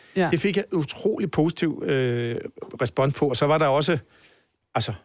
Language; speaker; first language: Danish; native; Danish